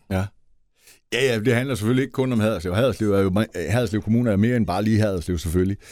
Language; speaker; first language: Danish; native; Danish